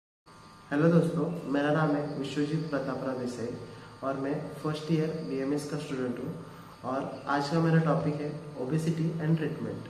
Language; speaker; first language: Hindi; non-native, local second language; Marathi